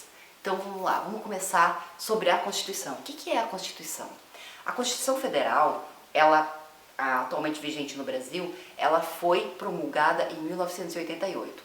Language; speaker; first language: Portuguese; native; Portuguese